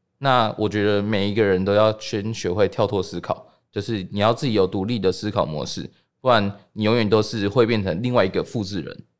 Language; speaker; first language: Chinese; native; Chinese